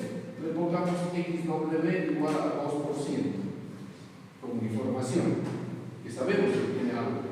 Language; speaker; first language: Spanish; native; Spanish